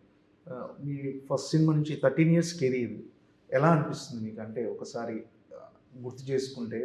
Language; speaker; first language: Telugu; native; Telugu